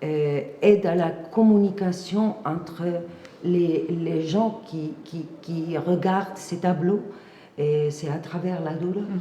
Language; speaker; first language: French; non-native, fluent; Spanish